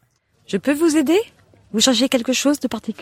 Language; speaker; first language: French; native; French